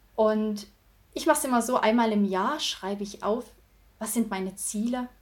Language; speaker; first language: German; native; German